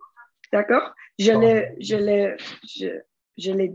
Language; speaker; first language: French; non-native, learner; Spanish